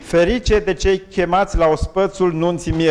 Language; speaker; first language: Romanian; native; Romanian